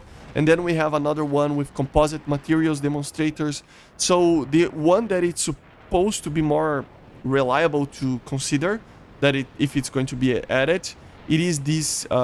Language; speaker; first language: English; non-native, fluent; Portuguese